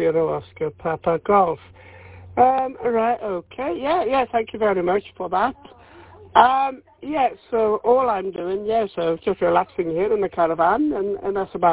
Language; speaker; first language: English; native; English